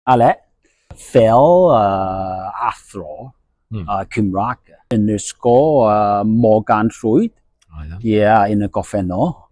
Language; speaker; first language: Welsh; non-native, learner; Cantonese